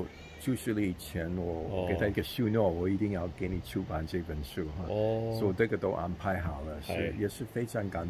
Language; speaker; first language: Chinese; non-native, fluent; English